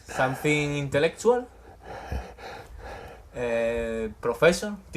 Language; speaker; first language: English; non-native, learner; Spanish